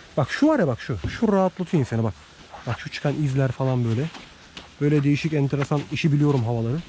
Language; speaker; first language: Turkish; native; Turkish